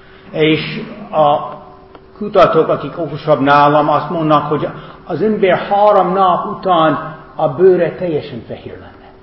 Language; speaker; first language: Hungarian; non-native, fluent; English